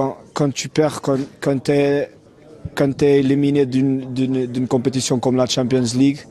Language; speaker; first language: French; non-native, fluent; Portuguese